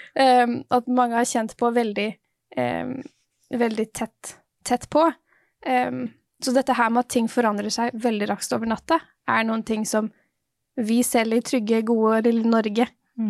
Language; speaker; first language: Norwegian; native; Norwegian